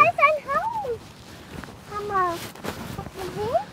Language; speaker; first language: German; early bilingual, other home language; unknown